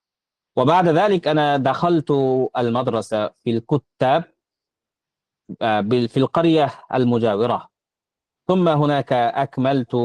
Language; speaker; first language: Arabic; non-native, fluent; Bangla